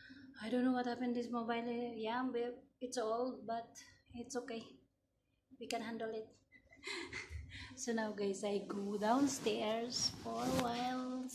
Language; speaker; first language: English; non-native, learner; Filipino